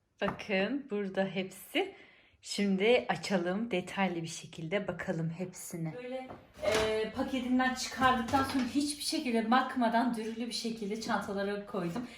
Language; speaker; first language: Turkish; early bilingual, heritage; Turkish